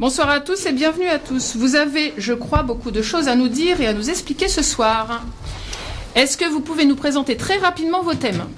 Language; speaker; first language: French; native; French